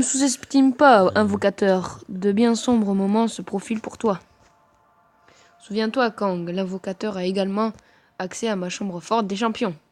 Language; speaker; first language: French; native; French